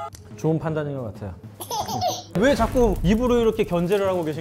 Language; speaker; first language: Korean; native; Korean